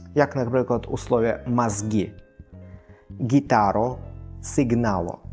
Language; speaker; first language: Belarusian; non-native, local second language; Russian